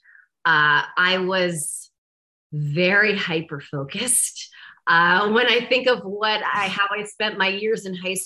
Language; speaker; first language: English; native; English